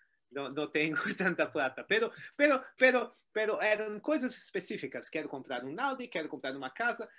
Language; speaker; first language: Spanish; non-native, learner; Portuguese